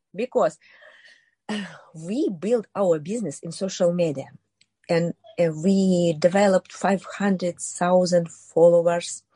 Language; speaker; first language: English; non-native, learner; Ukrainian